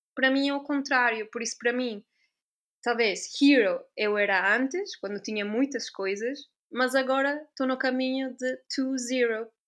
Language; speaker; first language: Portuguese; non-native, fluent; Italian